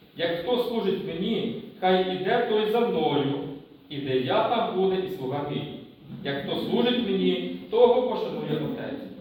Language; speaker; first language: Ukrainian; native; Ukrainian